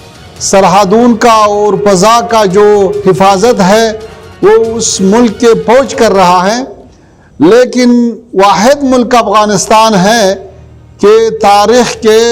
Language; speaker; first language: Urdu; non-native, fluent; Pashto